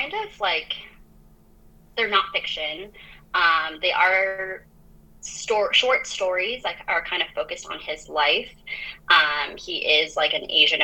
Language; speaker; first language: English; native; English